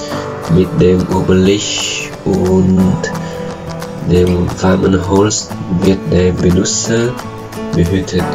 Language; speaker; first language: German; non-native, learner; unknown